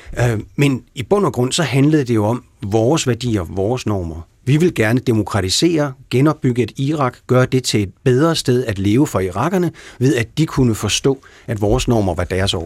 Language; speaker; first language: Danish; native; Danish